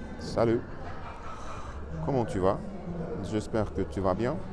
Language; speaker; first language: French; non-native, learner; Russian